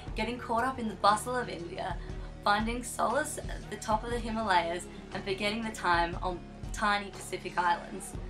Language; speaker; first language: English; native; English